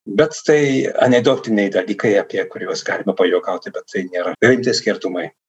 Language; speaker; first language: Lithuanian; non-native, fluent; Dutch